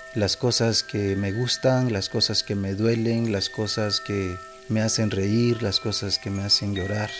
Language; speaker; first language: Spanish; native; Spanish